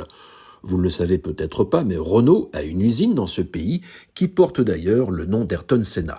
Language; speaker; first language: French; native; French